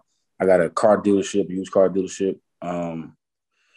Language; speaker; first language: English; native; English